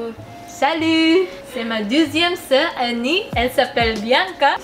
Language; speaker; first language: French; non-native, learner; Filipino